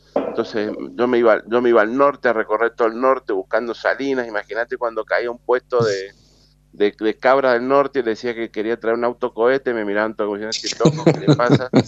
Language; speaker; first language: Spanish; native; Spanish